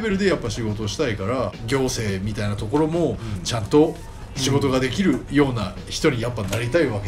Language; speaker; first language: Japanese; native; Japanese